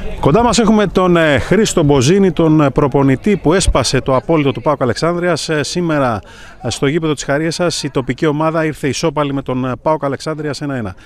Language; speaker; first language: Greek; native; Greek